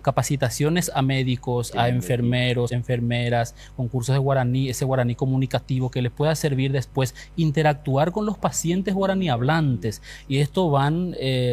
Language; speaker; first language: Spanish; non-native, local second language; Guarani